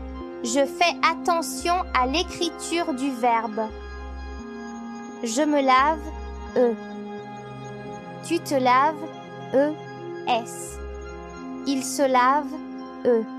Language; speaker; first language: French; non-native, local second language; Arabic